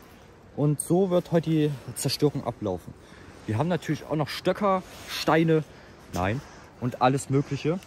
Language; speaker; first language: German; native; German